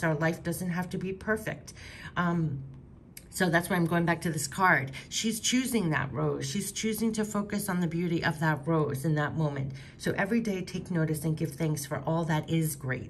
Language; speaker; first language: English; native; English